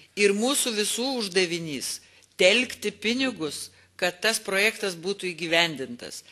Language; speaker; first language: Lithuanian; native; Lithuanian